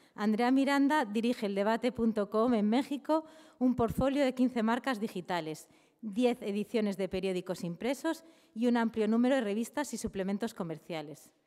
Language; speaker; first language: Spanish; native; Spanish